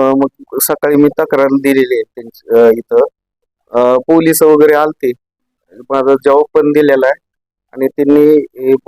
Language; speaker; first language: Marathi; native; Marathi